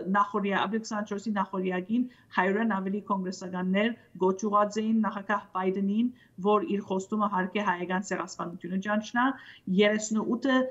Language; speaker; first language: Armenian; early bilingual, heritage; Armenian